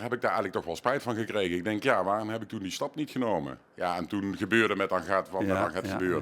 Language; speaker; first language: Dutch; native; Dutch